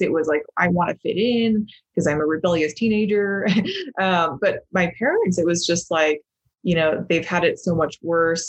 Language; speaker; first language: English; native; English